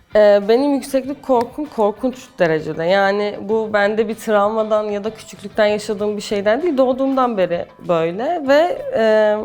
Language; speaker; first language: Turkish; native; Turkish